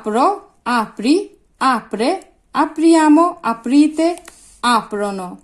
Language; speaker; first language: Italian; non-native, fluent; Bangla